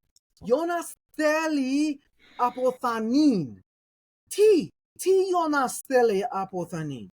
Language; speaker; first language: Greek; non-native, learner; English